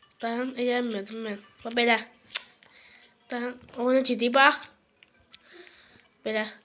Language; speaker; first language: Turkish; non-native, learner; Azerbaijani